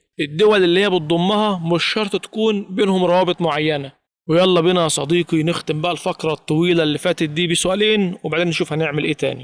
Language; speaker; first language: Arabic; native; Arabic